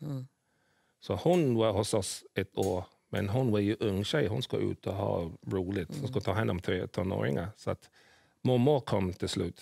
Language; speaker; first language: Swedish; early bilingual, other home language; English